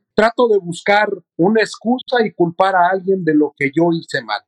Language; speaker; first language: Spanish; native; Spanish